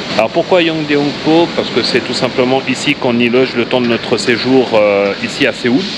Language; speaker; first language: French; native; French